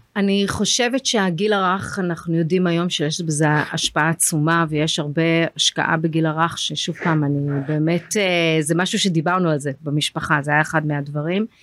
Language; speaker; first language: Hebrew; early bilingual, heritage; Hebrew